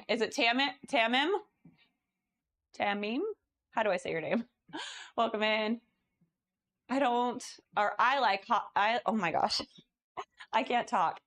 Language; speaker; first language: English; native; English